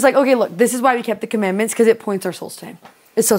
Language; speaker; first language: English; native; English